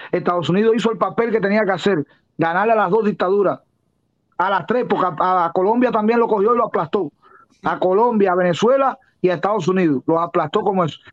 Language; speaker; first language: Spanish; native; Spanish